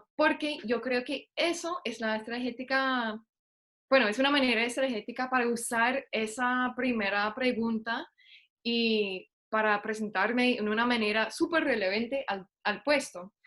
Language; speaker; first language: Spanish; non-native, fluent; English